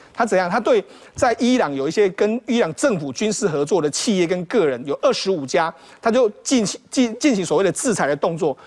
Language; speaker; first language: Chinese; native; Chinese